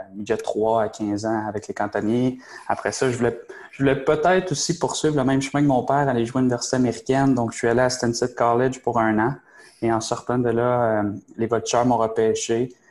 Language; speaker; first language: French; native; French